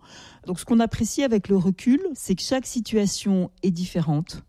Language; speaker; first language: French; native; French